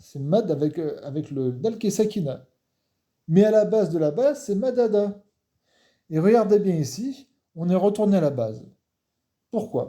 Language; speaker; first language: French; non-native, fluent; Arabic